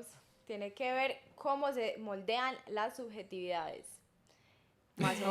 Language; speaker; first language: Spanish; native; Spanish